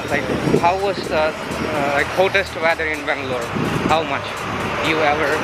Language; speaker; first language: English; non-native, local second language; Hindi